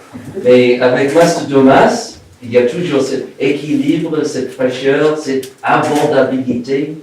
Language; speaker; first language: French; non-native, fluent; English